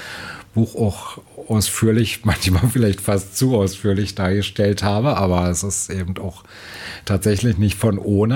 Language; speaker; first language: German; native; German